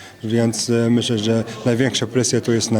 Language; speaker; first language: Polish; non-native, fluent; French